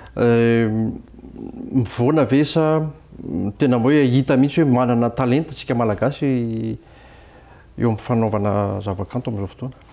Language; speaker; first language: Malagasy; native; Malagasy